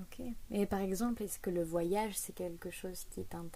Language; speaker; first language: French; native; French